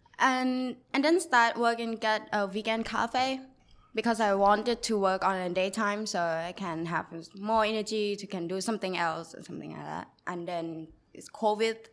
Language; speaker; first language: English; non-native, learner; Thai